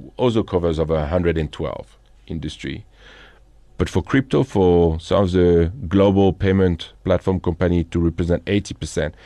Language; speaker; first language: English; non-native, fluent; French